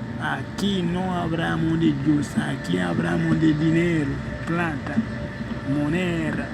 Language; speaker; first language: Spanish; non-native, fluent; Haitian Creole